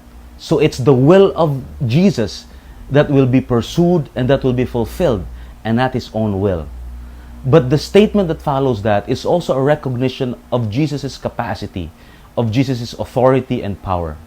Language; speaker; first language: English; non-native, local second language; Filipino